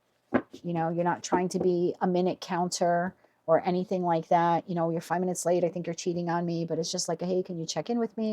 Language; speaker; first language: English; native; English